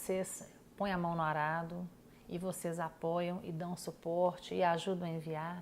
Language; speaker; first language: Portuguese; native; Portuguese